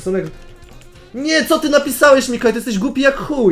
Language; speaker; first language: Polish; native; Polish